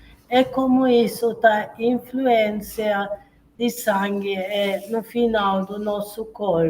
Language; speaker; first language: Portuguese; non-native, fluent; Swedish